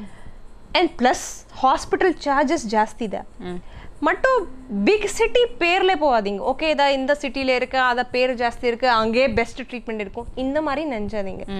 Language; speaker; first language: Tamil; non-native, learner; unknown